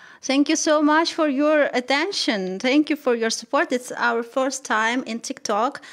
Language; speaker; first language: English; non-native, learner; Russian